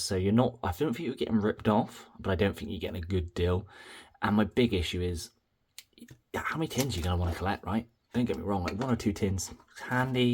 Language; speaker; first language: English; native; English